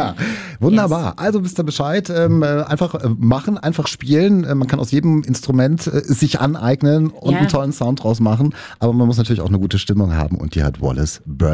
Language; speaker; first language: German; native; German